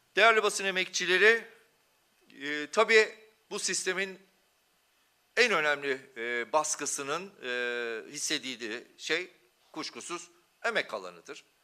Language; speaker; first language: Turkish; non-native, local second language; Kurdish